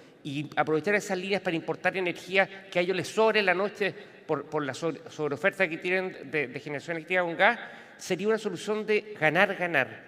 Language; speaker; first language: Spanish; native; Spanish